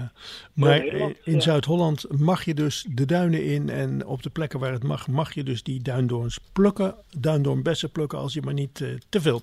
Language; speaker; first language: Dutch; native; Dutch